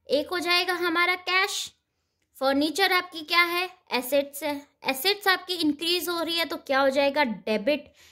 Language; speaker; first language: Hindi; native; Hindi